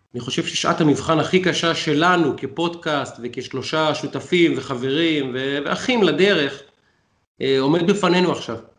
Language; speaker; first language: Hebrew; native; Hebrew